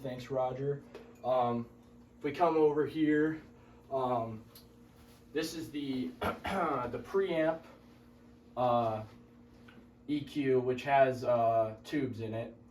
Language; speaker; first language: English; native; English